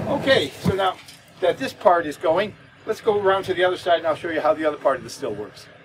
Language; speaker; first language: English; native; English